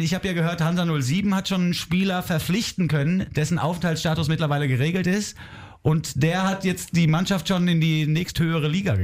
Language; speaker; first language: German; native; German